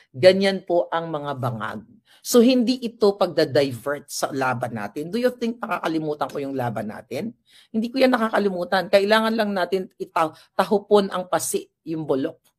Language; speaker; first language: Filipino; non-native, local second language; Hiligaynon